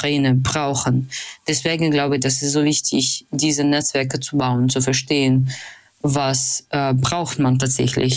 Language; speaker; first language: German; non-native, fluent; Russian